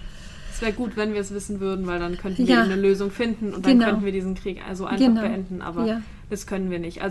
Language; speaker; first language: German; native; German